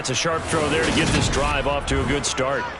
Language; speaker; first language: English; native; English